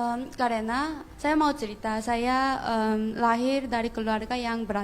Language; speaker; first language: Indonesian; non-native, fluent; Korean